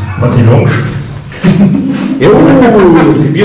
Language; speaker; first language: German; native; German